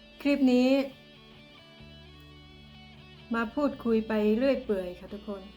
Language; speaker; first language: Thai; non-native, local second language; Northeastern Thai